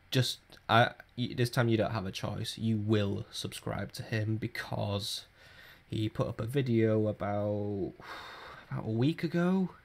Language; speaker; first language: English; native; English